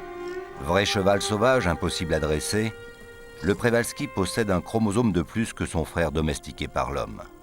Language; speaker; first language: French; native; French